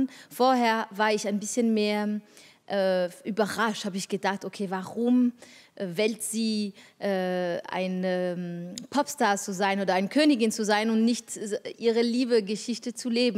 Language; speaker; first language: German; non-native, fluent; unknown